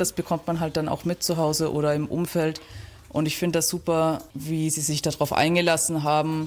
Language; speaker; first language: German; native; German